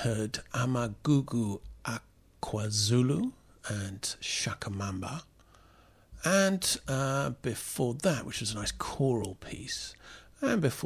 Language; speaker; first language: English; native; English